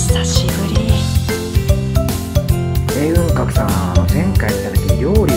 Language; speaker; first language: Japanese; native; Japanese